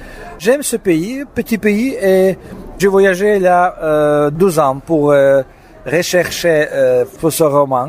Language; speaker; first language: French; non-native, fluent; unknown